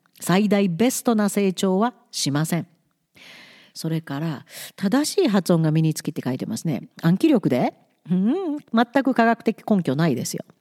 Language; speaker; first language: Japanese; native; Japanese